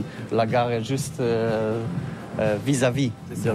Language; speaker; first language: French; non-native, learner; Polish